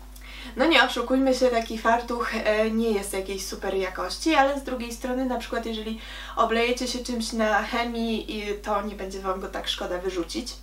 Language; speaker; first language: Polish; native; Polish